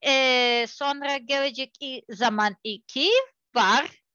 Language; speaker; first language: Turkish; non-native, learner; Serbian